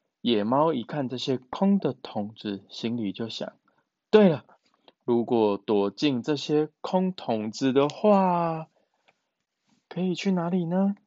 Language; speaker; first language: Chinese; native; Chinese